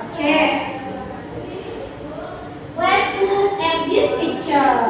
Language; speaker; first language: English; non-native, learner; Indonesian